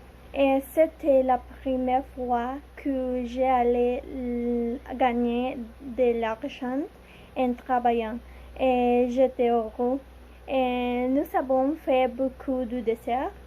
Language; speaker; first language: French; non-native, learner; Spanish